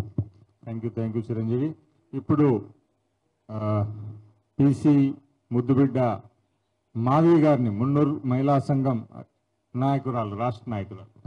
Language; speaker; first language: Telugu; native; Telugu